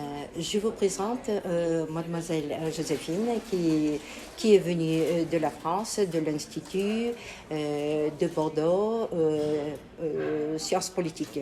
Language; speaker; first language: French; non-native, learner; Kazakh